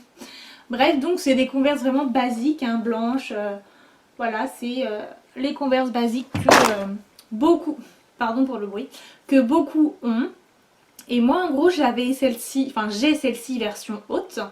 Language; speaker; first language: French; native; French